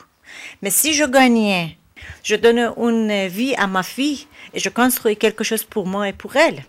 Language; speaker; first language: French; non-native, learner; Persian